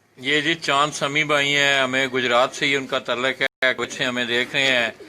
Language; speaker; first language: Urdu; non-native, local second language; Punjabi